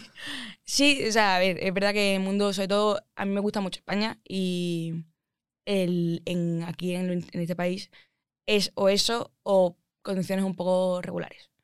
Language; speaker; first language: Spanish; native; Spanish